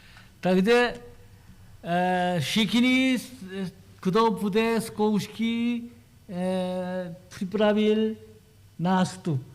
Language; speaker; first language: Czech; non-native, learner; Korean